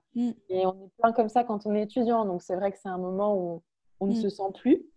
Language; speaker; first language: French; native; French